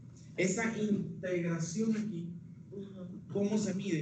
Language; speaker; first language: Spanish; native; Spanish